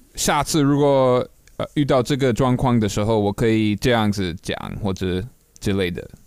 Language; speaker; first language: Chinese; non-native, fluent; English